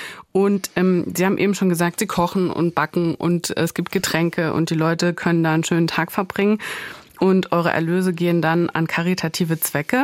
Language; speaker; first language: German; native; German